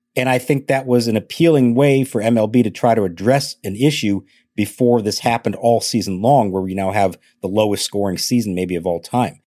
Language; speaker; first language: English; native; English